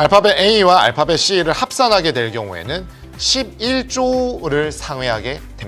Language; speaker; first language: Korean; native; Korean